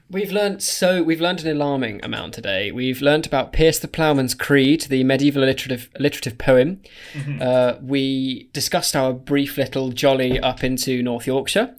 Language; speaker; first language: English; native; English